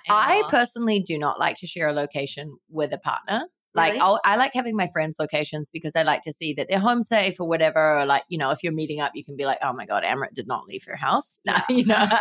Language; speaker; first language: English; native; English